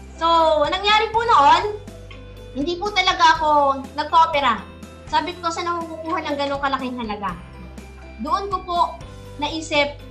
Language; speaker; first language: Filipino; native; Filipino